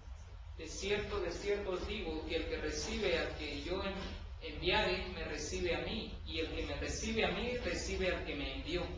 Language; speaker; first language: Spanish; native; Spanish